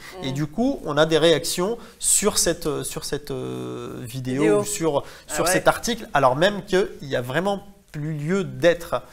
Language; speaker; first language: French; native; French